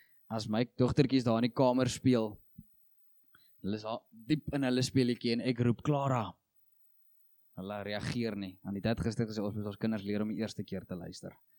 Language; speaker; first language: Afrikaans; native; Afrikaans